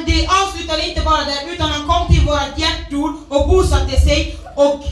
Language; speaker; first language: Swedish; non-native, learner; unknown